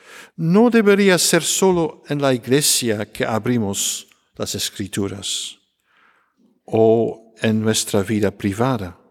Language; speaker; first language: Spanish; non-native, fluent; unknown